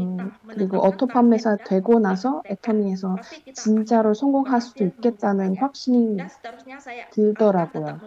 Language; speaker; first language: Korean; non-native, fluent; Indonesian